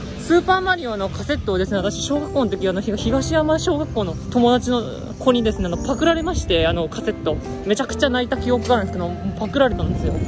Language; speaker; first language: Japanese; native; Japanese